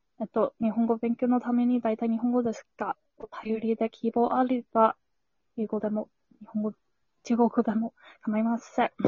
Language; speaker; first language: Japanese; non-native, learner; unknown